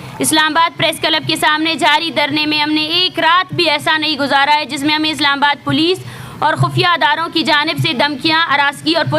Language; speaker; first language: Urdu; non-native, local second language; Baluchi